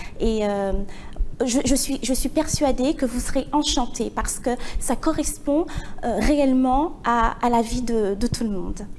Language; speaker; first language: French; native; French